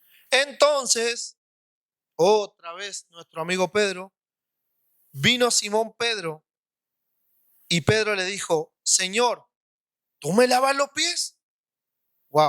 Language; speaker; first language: Spanish; native; Spanish